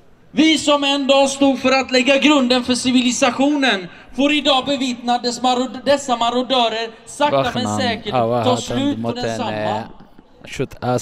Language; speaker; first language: Swedish; early bilingual, other home language; Assyrian Neo-Aramaic